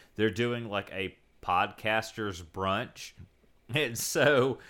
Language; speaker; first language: English; native; English